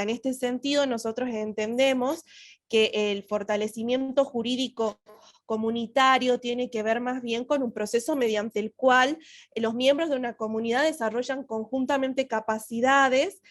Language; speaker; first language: Spanish; native; Spanish